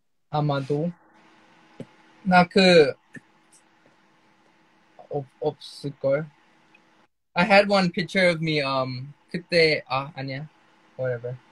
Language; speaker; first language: Korean; non-native, fluent; Thai